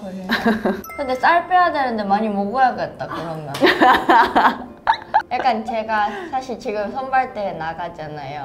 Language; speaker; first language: Korean; non-native, fluent; Japanese